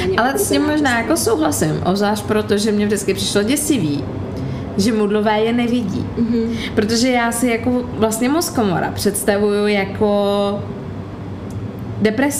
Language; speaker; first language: Czech; native; Czech